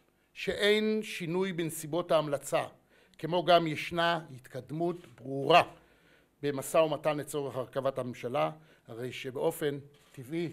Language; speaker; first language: Hebrew; native; Hebrew